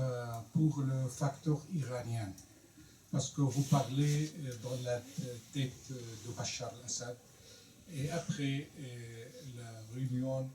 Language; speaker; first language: French; non-native, learner; Arabic